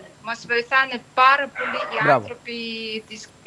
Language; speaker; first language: Greek; non-native, fluent; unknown